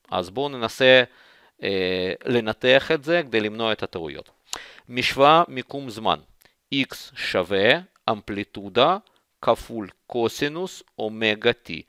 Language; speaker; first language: Hebrew; non-native, fluent; Russian